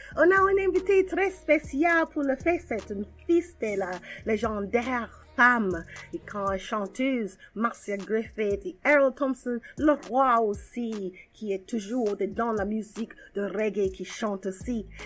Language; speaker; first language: French; non-native, learner; English